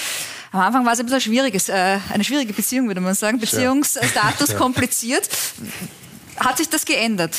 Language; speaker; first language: German; native; German